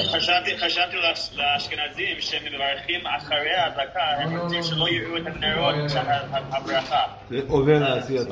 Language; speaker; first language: Hebrew; non-native, fluent; English